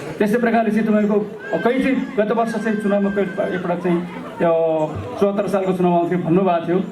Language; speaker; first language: Nepali; non-native, local second language; Gurung